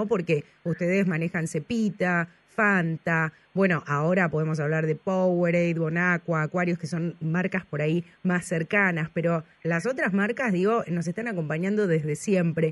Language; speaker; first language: Spanish; native; Spanish